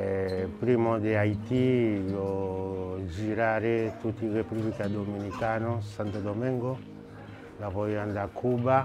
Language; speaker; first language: Italian; non-native, learner; Haitian Creole